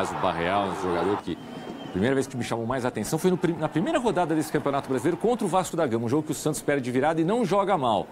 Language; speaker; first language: Portuguese; native; Portuguese